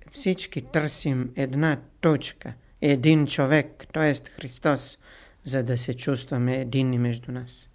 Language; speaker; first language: Bulgarian; non-native, fluent; Italian